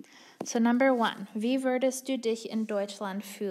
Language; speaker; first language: German; non-native, fluent; English